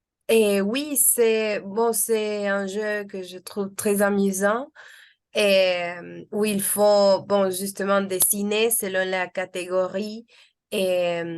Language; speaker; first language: French; non-native, fluent; Spanish